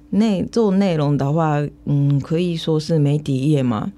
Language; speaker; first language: Chinese; non-native, fluent; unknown